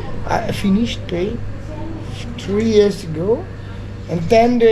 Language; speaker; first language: English; non-native, learner; Italian